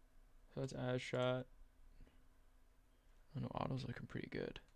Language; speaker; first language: English; native; English